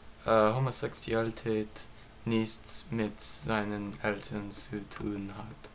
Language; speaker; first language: German; non-native, learner; English